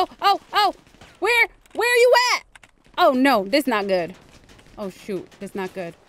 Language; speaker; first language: English; native; English